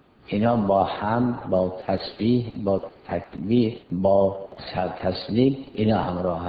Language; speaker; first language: Persian; native; Persian